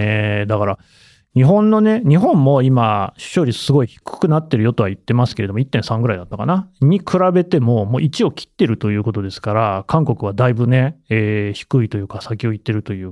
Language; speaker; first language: Japanese; native; Japanese